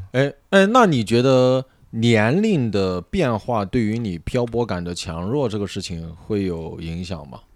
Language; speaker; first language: Chinese; native; Chinese